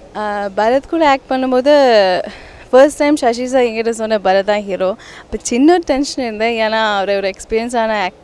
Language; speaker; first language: Tamil; non-native, learner; Malayalam